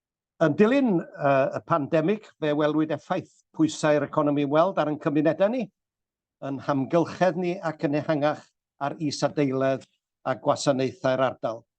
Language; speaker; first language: Welsh; native; Welsh